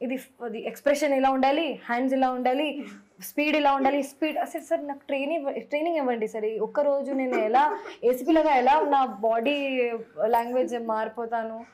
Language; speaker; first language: Telugu; non-native, fluent; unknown